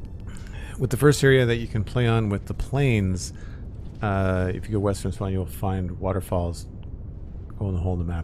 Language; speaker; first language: English; native; English